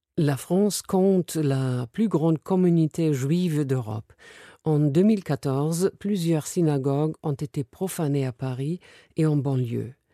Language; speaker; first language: French; non-native, fluent; German